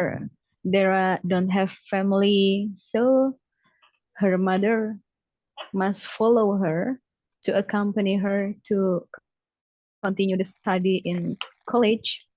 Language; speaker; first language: English; non-native, fluent; Javanese